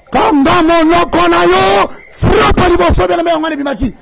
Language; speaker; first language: French; non-native, local second language; Lingala